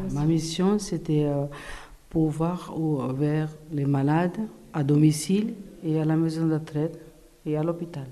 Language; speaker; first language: French; non-native, learner; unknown